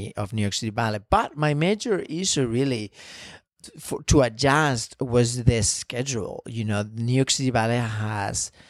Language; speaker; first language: English; non-native, fluent; Spanish